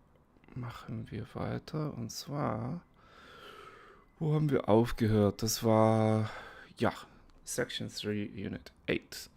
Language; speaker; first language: German; non-native, fluent; English